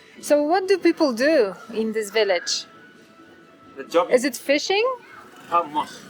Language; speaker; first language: English; non-native, fluent; Polish